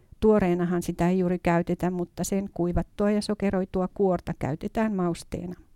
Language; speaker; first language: Finnish; native; Finnish